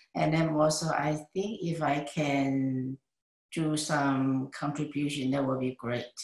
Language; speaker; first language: English; non-native, learner; Chinese